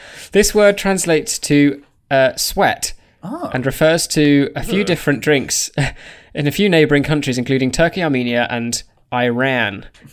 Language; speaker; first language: English; native; English